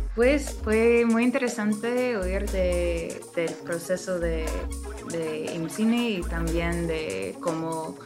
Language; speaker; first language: Spanish; non-native, fluent; English